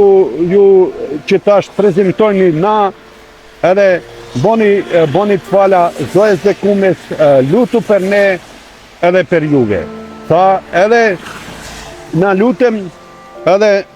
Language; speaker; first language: Albanian; non-native, local second language; Croatian